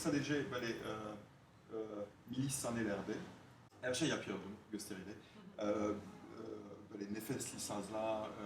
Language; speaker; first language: Turkish; non-native, fluent; French